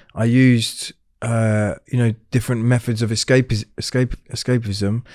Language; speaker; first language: English; native; English